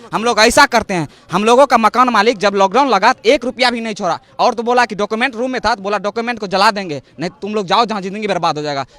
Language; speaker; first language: Hindi; native; Hindi